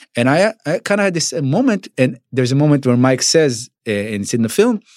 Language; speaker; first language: English; non-native, fluent; Hebrew